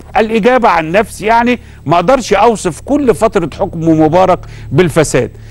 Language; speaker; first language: Egyptian Arabic; native; Egyptian Arabic